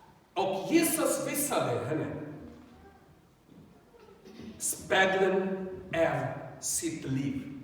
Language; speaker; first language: Swedish; non-native, learner; Urdu